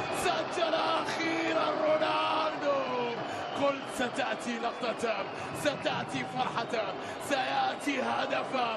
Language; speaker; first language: Arabic; native; Arabic